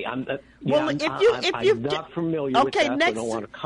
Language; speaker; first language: English; native; English